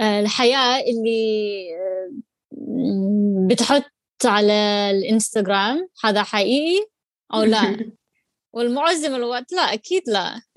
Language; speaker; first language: Arabic; non-native, learner; English